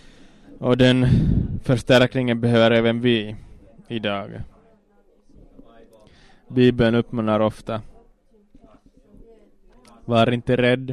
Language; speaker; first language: Swedish; non-native, local second language; Finnish